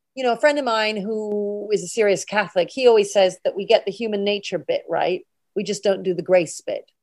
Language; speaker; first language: English; native; English